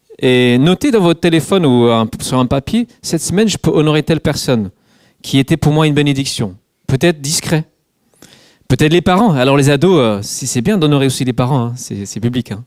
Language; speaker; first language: French; non-native, fluent; English